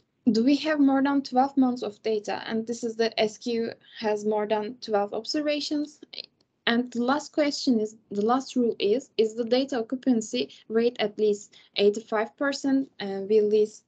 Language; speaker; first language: English; non-native, fluent; Turkish